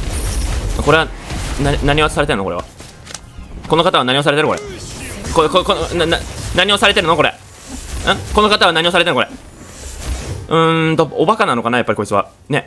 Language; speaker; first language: Japanese; native; Japanese